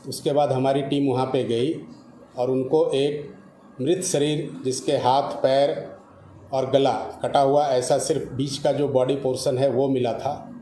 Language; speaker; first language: Hindi; non-native, local second language; Marathi